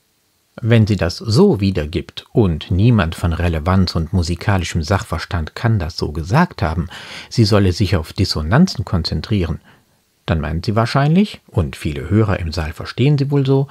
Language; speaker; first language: German; native; German